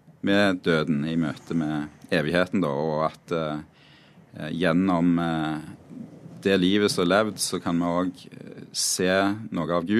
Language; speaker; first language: Norwegian; native; Norwegian